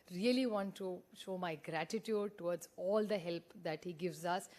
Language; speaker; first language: English; non-native, local second language; Marathi